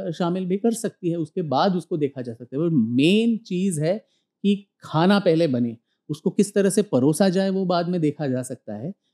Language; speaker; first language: Hindi; non-native, local second language; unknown